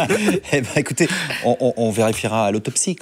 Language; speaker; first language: French; native; French